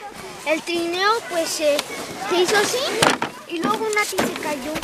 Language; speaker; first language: Spanish; early bilingual, heritage; Spanish